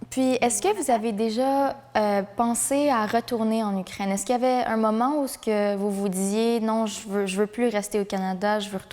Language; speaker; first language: French; native; French